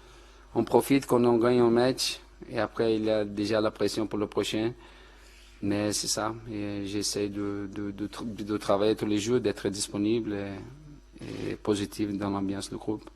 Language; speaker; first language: French; non-native, fluent; Portuguese